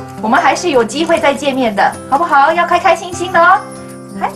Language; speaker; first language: Chinese; native; Chinese